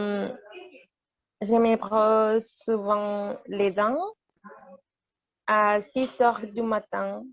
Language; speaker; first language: French; non-native, learner; Spanish